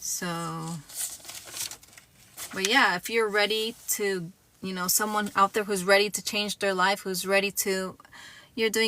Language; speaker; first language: English; native; English